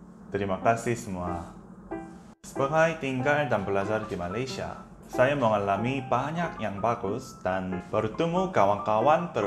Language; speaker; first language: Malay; non-native, learner; Korean